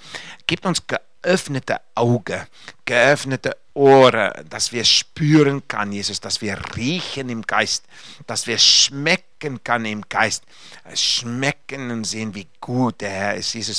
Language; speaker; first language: German; non-native, fluent; English